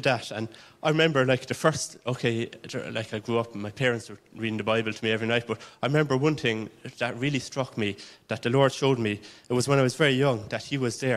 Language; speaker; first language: English; native; English